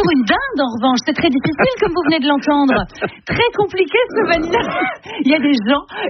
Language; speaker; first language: French; native; French